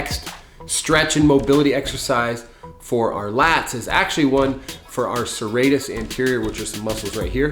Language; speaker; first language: English; native; English